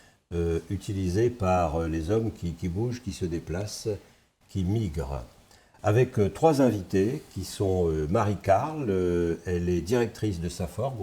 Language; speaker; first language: French; native; French